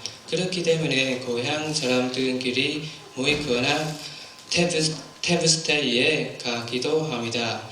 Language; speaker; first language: Korean; non-native, learner; Vietnamese